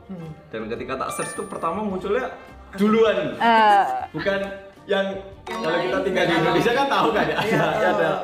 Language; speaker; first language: Indonesian; native; Indonesian